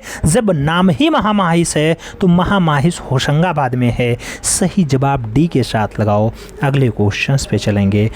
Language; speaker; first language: Hindi; native; Hindi